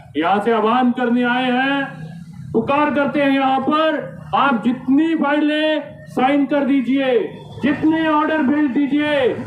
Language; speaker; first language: Hindi; native; Hindi